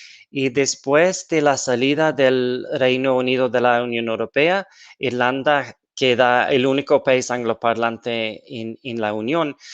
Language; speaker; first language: Spanish; non-native, fluent; English